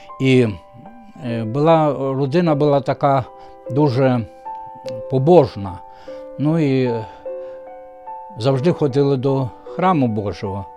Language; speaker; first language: Ukrainian; non-native, fluent; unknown